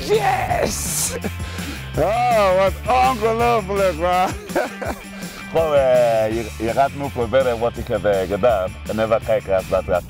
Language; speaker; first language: Dutch; non-native, fluent; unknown